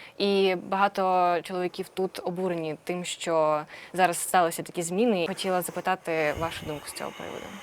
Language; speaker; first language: Ukrainian; native; Ukrainian